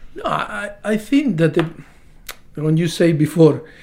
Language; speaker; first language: English; non-native, learner; Spanish